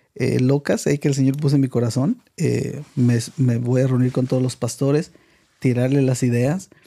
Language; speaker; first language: Spanish; native; Spanish